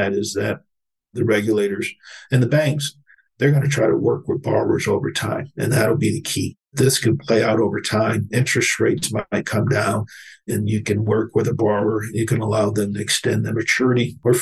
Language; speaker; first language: English; native; English